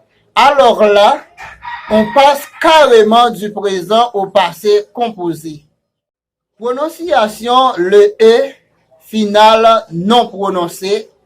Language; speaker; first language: French; non-native, fluent; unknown